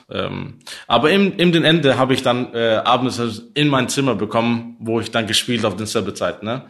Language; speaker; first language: German; non-native, learner; Danish